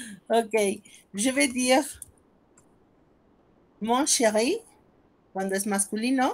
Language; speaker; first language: French; non-native, fluent; Spanish